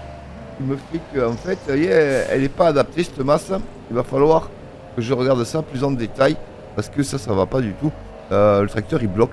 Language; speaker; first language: French; native; French